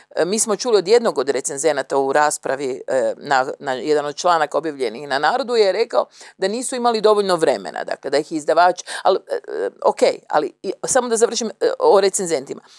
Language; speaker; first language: Croatian; native; Croatian